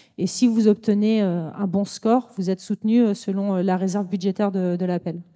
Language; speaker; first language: French; native; French